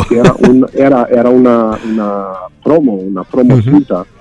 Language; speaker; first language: Spanish; non-native, learner; Portuguese